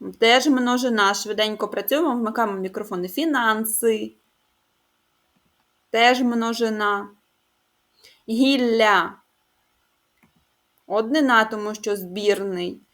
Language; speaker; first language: Ukrainian; native; Ukrainian